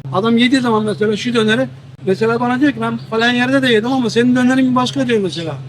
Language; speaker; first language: Turkish; native; Turkish